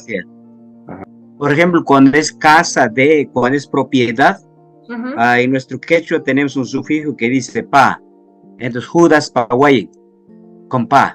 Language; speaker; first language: Spanish; non-native, local second language; Quechua